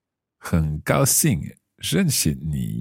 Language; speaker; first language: Chinese; non-native, learner; English